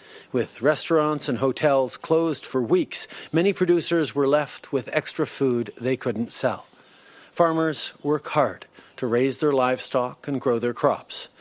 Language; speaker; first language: English; early bilingual, other home language; French